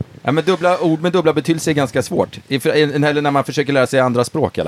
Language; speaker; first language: Swedish; native; Swedish